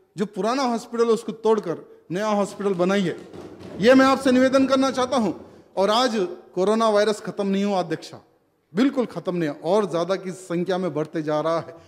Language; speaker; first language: Hindi; non-native, local second language; Telugu